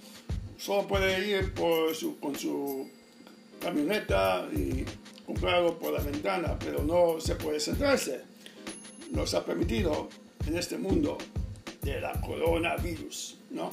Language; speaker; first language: Spanish; non-native, fluent; English